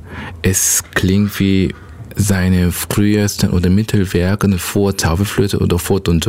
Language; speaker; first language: German; non-native, learner; Korean